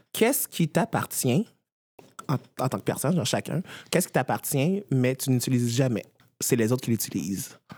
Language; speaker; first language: French; non-native, fluent; Haitian Creole